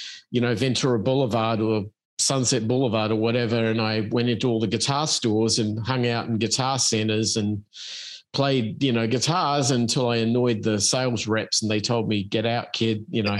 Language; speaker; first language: English; native; English